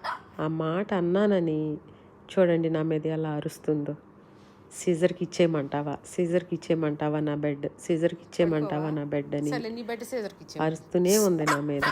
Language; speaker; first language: Telugu; native; Telugu